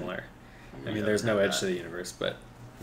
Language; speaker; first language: English; native; English